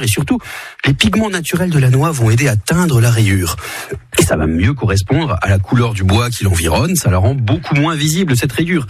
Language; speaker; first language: French; native; French